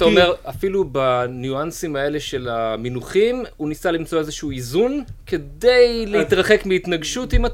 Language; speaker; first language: Hebrew; native; Hebrew